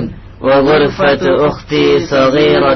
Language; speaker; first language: Arabic; non-native, learner; Indonesian